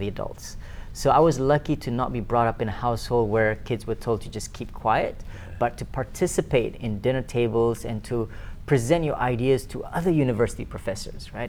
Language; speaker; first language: English; non-native, local second language; Malay